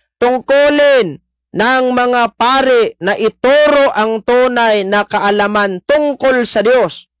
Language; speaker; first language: Filipino; non-native, local second language; Cebuano